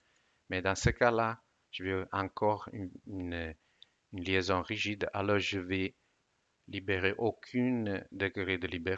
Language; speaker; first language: French; non-native, fluent; Italian